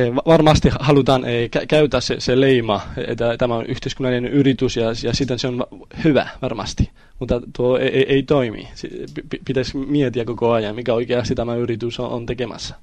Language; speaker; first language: Finnish; non-native, fluent; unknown